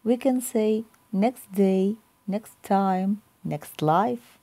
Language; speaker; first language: English; non-native, fluent; Ukrainian